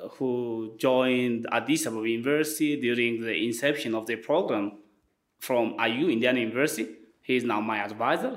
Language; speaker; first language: English; non-native, fluent; Wolaytta